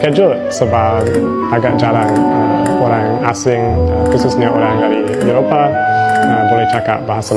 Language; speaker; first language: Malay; non-native, fluent; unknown